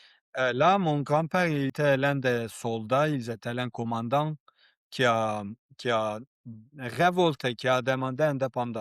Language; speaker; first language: French; non-native, learner; Kurdish